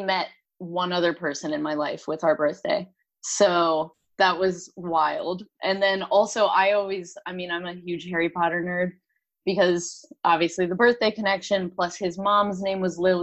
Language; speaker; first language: English; native; English